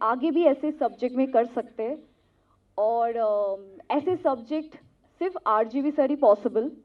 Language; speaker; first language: Hindi; non-native, local second language; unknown